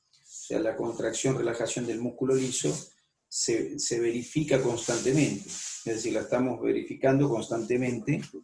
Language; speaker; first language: Spanish; native; Spanish